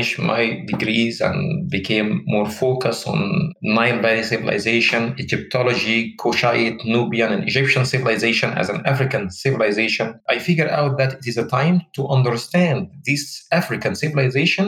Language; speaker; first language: English; non-native, fluent; Arabic